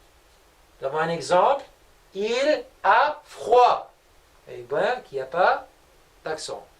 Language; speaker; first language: French; non-native, local second language; Arabic